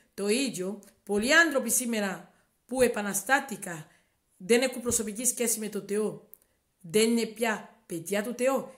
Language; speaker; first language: Greek; non-native, learner; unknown